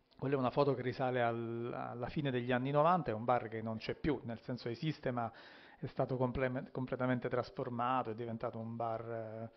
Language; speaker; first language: Italian; native; Italian